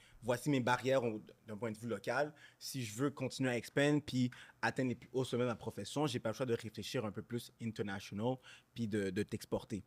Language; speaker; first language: French; native; French